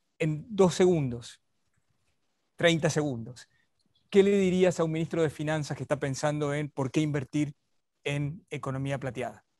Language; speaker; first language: Spanish; native; Spanish